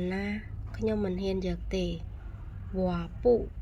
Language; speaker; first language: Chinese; non-native, fluent; Khmer